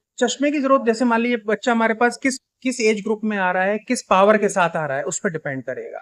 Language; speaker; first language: Hindi; native; Hindi